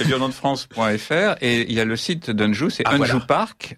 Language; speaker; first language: French; native; French